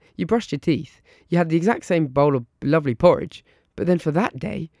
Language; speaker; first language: English; native; English